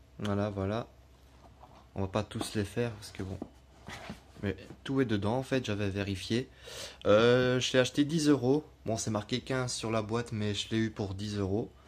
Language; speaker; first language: French; native; French